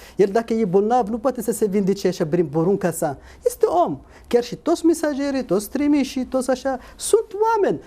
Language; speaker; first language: Romanian; non-native, fluent; Arabic